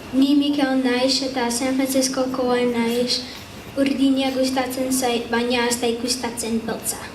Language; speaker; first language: Basque; non-native, learner; English